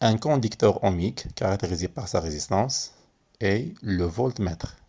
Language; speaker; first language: French; non-native, local second language; Arabic